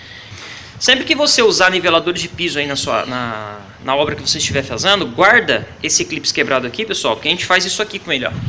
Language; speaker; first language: Portuguese; native; Portuguese